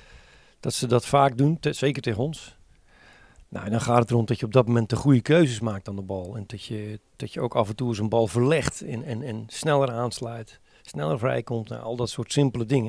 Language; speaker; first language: Dutch; native; Dutch